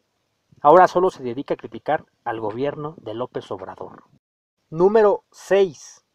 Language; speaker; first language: Spanish; native; Spanish